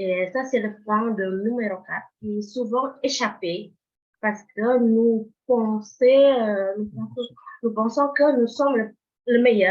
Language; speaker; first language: French; non-native, fluent; Indonesian